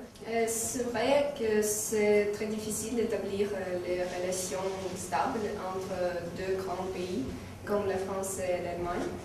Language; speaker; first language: French; non-native, fluent; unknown